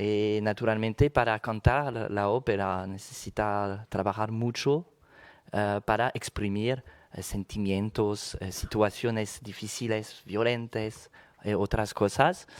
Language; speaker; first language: Spanish; non-native, fluent; French